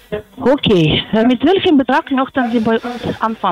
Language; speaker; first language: German; non-native, fluent; Polish